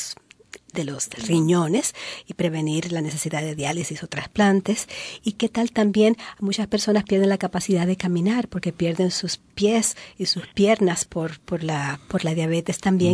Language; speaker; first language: Spanish; native; Spanish